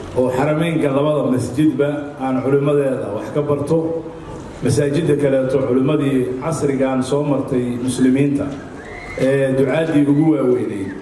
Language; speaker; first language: Somali; early bilingual, heritage; Somali